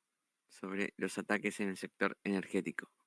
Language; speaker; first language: Spanish; native; Spanish